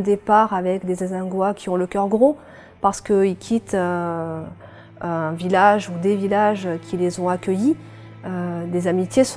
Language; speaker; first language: French; native; French